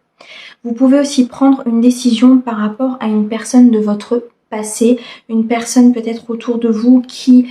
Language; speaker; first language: French; native; French